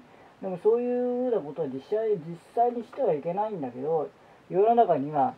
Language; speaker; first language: Japanese; native; Japanese